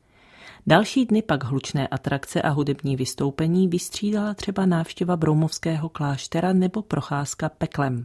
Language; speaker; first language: Czech; native; Czech